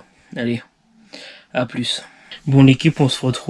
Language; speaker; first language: French; native; French